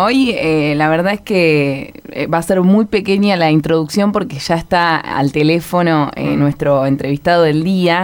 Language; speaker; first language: Spanish; native; Spanish